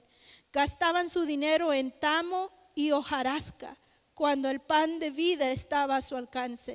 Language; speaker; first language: Spanish; native; Spanish